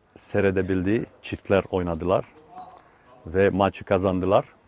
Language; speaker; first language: Turkish; non-native, fluent; Romanian